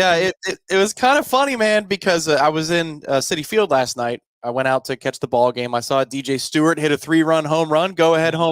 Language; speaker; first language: English; native; English